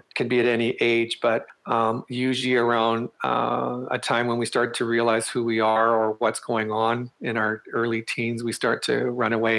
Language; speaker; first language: English; native; English